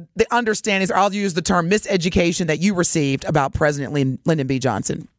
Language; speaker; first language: English; native; English